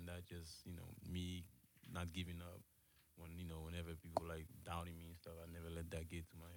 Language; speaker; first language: English; early bilingual, other home language; Haitian Creole